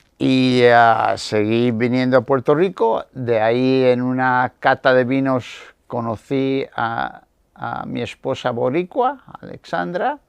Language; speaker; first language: Spanish; early bilingual, heritage; Spanish